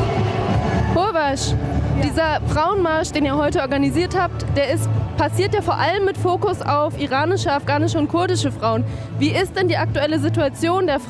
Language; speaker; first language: German; native; German